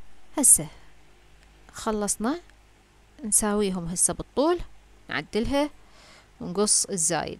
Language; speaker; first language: Arabic; native; Arabic